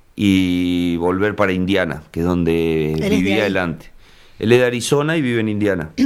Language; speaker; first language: Spanish; native; Spanish